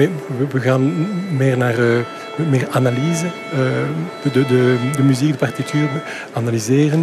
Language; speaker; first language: Dutch; non-native, local second language; French